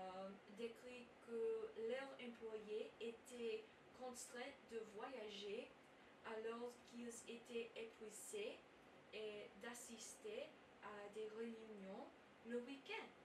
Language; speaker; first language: French; non-native, learner; English